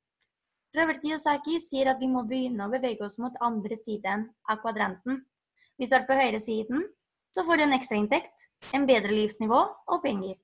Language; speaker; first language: Norwegian; non-native, fluent; Spanish